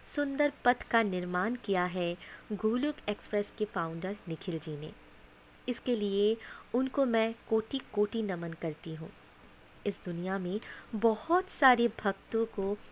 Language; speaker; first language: Hindi; non-native, local second language; Bangla